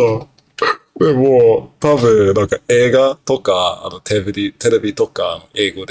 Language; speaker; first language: Japanese; non-native, learner; English